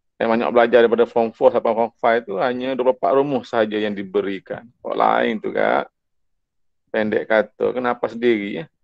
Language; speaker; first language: Malay; native; Malay